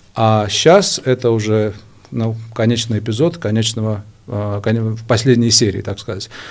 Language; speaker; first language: Russian; non-native, local second language; Georgian